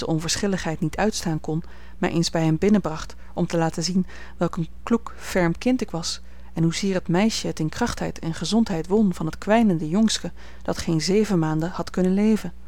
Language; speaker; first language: Dutch; native; Dutch